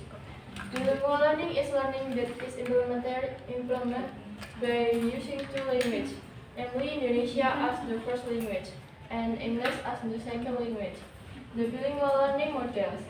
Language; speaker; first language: English; non-native, learner; Indonesian